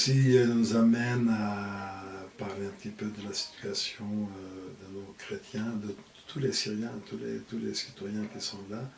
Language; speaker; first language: French; non-native, fluent; Arabic